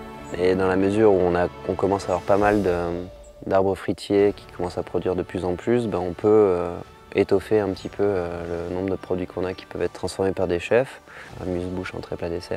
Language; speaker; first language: French; native; French